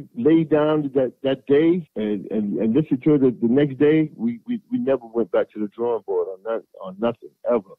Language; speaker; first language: English; native; English